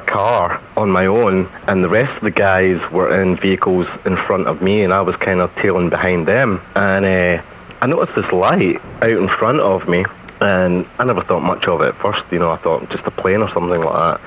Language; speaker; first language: English; native; English